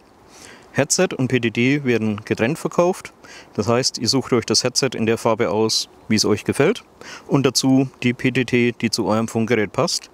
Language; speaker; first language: German; native; German